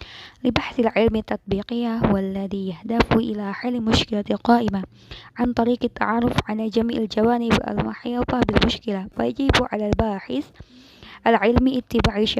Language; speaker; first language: Arabic; non-native, learner; Indonesian